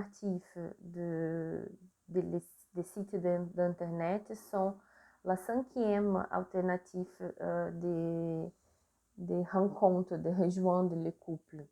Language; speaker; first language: French; non-native, learner; Portuguese